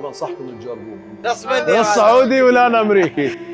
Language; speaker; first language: Arabic; native; Arabic